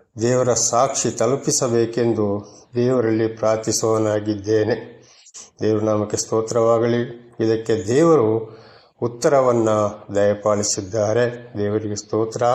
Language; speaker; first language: Kannada; native; Kannada